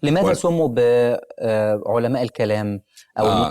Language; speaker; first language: Arabic; native; Arabic